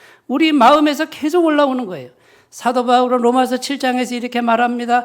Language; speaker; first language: Korean; native; Korean